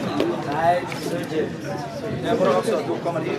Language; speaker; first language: Swedish; non-native, learner; Somali